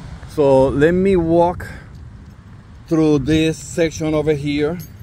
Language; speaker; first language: English; non-native, local second language; Spanish